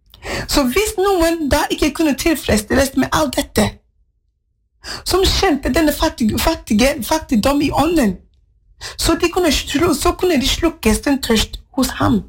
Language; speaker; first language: Norwegian; non-native, fluent; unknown